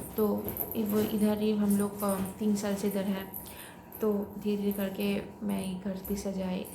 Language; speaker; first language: Hindi; non-native, local second language; Bangla